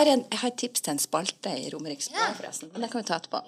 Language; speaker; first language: Norwegian; native; Norwegian